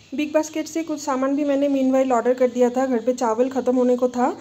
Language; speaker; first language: Hindi; non-native, local second language; Bangla